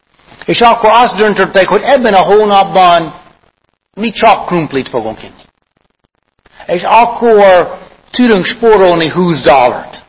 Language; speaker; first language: Hungarian; non-native, fluent; English